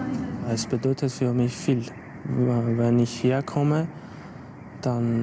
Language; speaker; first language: German; non-native, fluent; Armenian